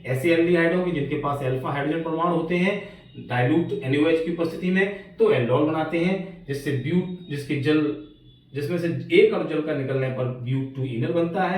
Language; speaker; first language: Hindi; native; Hindi